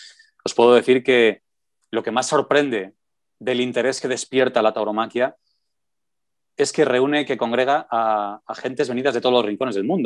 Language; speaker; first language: Spanish; native; Spanish